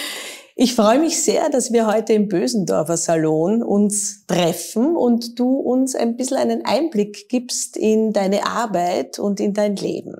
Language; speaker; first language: German; native; German